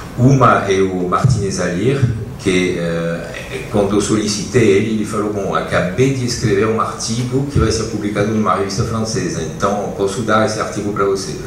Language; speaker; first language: Portuguese; non-native, fluent; French